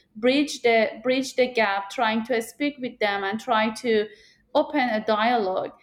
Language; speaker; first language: English; non-native, fluent; Persian